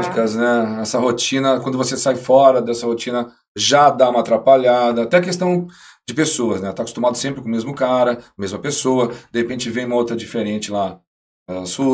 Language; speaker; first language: Portuguese; native; Portuguese